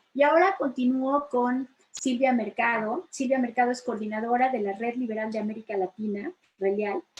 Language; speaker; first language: Spanish; native; Spanish